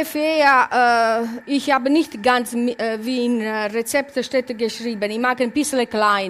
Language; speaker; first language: German; non-native, learner; Italian